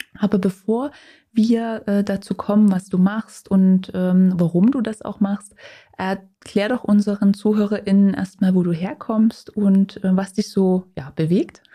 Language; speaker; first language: German; native; German